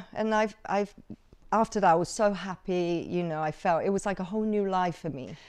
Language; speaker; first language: English; early bilingual, other home language; Cantonese